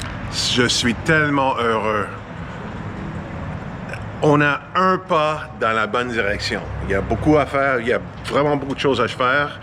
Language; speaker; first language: French; non-native, fluent; English